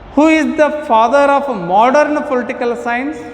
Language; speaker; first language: English; non-native, local second language; Kannada